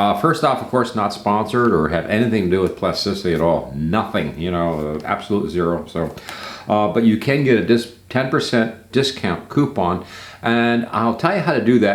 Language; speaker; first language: English; native; English